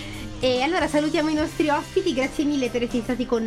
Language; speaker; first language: Italian; native; Italian